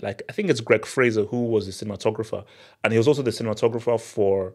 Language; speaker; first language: English; native; English